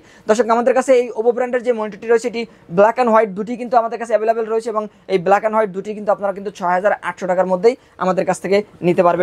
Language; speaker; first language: Bangla; native; Bangla